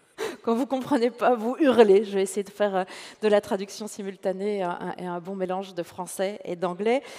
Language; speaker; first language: French; native; French